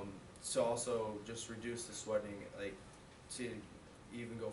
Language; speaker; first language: English; native; English